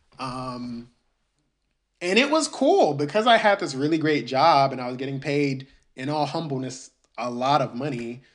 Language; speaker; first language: English; early bilingual, other home language; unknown